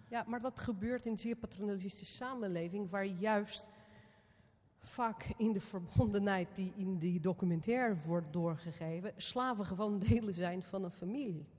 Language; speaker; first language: Dutch; non-native, fluent; Portuguese